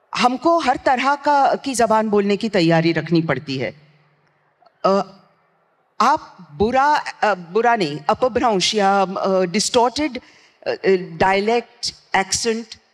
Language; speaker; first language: Hindi; non-native, local second language; Gujarati